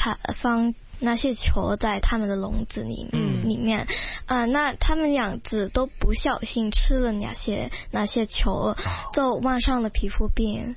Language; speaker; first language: Chinese; non-native, local second language; Cantonese